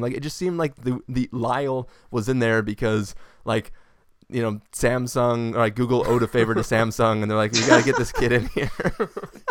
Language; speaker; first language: English; native; English